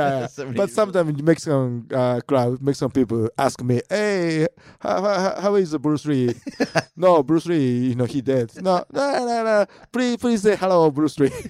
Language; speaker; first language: English; non-native, learner; Japanese